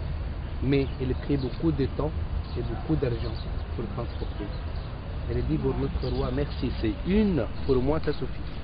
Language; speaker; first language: French; non-native, fluent; Arabic